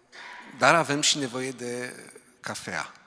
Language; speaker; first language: Romanian; non-native, fluent; Polish